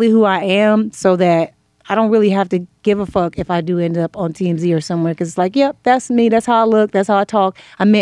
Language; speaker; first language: English; native; English